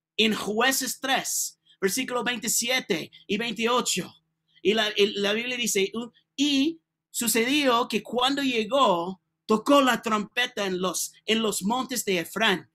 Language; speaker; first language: Spanish; non-native, learner; English